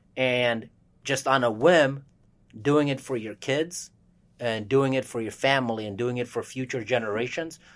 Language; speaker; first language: English; early bilingual, other home language; Russian